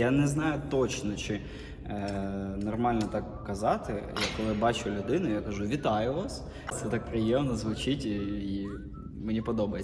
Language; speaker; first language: Ukrainian; non-native, local second language; Russian